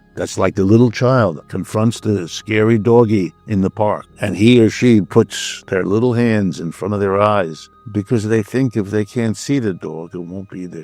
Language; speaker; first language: English; native; English